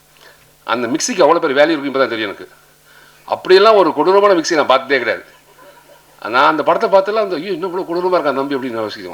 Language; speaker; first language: Tamil; native; Tamil